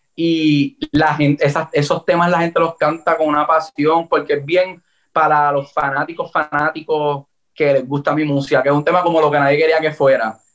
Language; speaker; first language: Spanish; native; Spanish